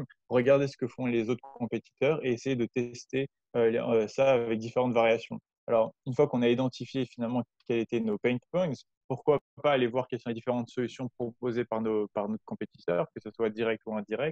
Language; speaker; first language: French; native; French